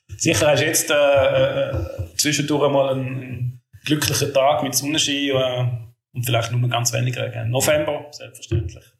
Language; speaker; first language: German; native; German